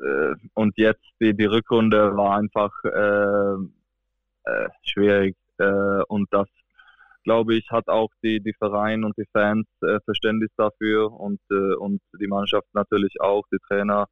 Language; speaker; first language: German; non-native, fluent; Swedish